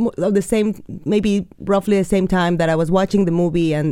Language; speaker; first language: English; non-native, fluent; Spanish